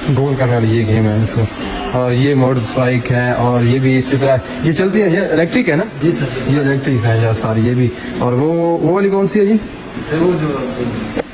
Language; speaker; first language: Urdu; non-native, local second language; Punjabi